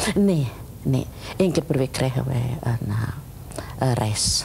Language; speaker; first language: Dutch; non-native, learner; Indonesian